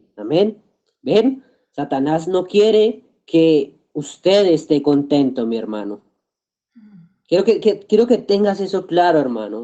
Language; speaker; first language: Spanish; native; Spanish